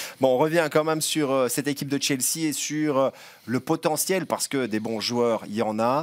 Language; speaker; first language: French; native; French